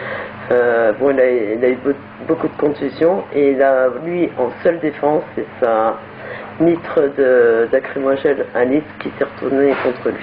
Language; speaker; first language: French; native; French